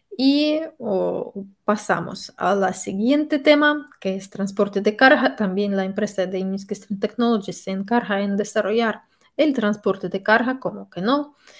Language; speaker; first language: Spanish; non-native, fluent; Russian